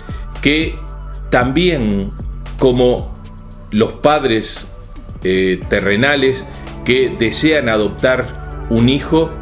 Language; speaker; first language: Spanish; native; Spanish